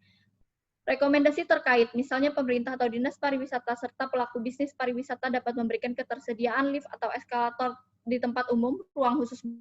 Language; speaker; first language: Indonesian; native; Indonesian